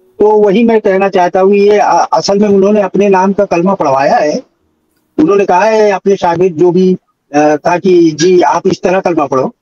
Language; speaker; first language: Urdu; native; Urdu